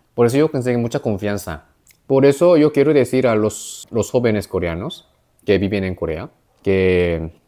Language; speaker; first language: Spanish; non-native, fluent; Korean